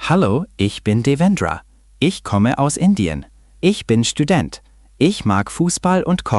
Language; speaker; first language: German; non-native, learner; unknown